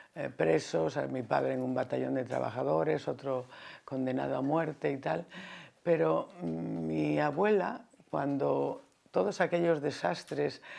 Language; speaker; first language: Spanish; native; Spanish